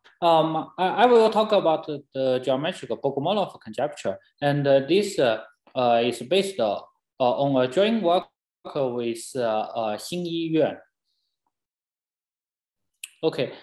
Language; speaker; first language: English; non-native, fluent; Chinese